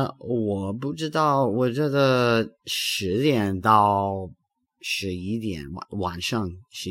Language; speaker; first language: Chinese; non-native, learner; English